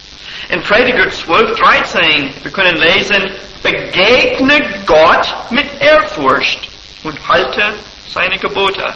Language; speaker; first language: German; non-native, fluent; English